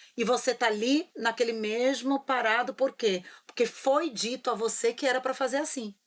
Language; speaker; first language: Portuguese; native; Portuguese